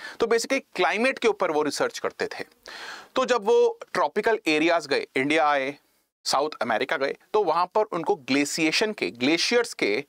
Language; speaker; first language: Hindi; native; Hindi